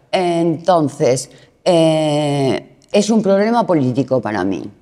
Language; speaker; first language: Spanish; native; Spanish